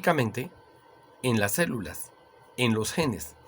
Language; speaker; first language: Spanish; native; Spanish